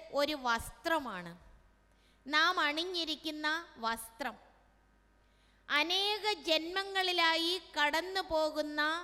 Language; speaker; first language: Malayalam; native; Malayalam